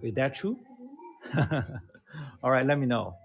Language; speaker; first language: English; non-native, fluent; Chinese